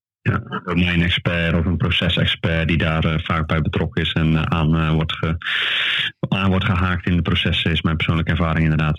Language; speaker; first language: Dutch; native; Dutch